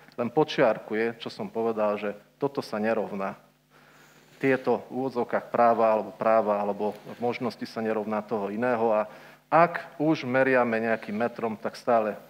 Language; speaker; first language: Slovak; non-native, local second language; Hungarian